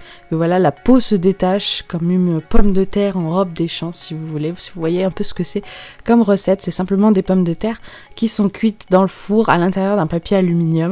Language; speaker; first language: French; native; French